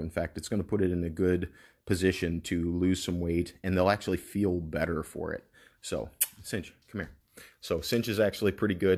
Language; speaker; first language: English; native; English